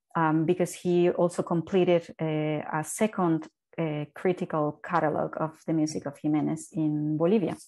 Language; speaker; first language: English; non-native, fluent; Spanish